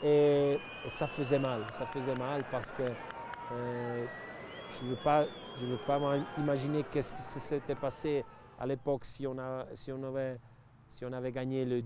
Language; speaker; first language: French; non-native, local second language; Italian